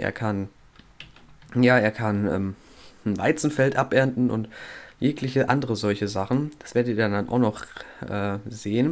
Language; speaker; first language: German; native; German